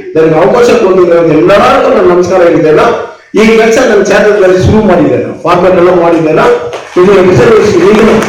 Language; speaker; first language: Kannada; non-native, local second language; Tamil